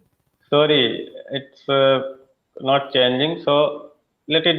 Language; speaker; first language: English; non-native, learner; Hindi